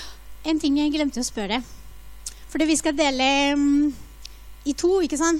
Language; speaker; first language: Norwegian; non-native, fluent; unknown